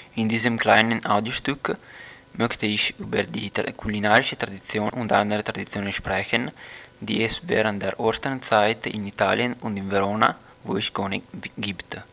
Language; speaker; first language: German; non-native, learner; Italian